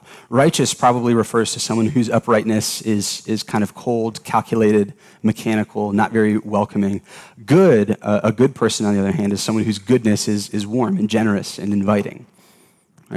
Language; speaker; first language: English; native; English